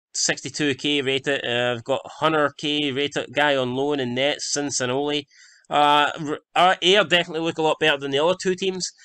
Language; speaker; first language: English; native; English